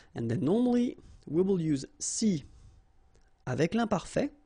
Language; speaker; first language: French; native; French